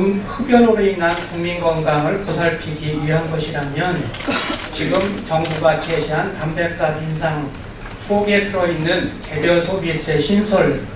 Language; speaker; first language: Korean; native; Korean